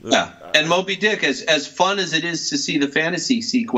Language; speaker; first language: English; native; English